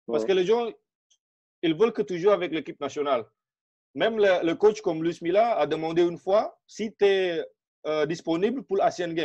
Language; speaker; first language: French; non-native, fluent; Indonesian